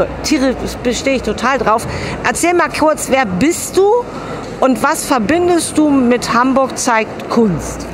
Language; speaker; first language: German; native; German